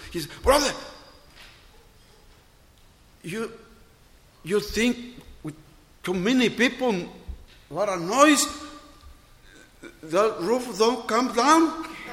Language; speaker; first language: English; non-native, learner; Spanish